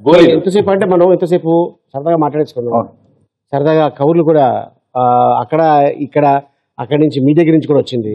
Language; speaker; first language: Telugu; native; Telugu